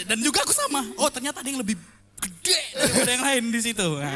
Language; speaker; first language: Indonesian; native; Indonesian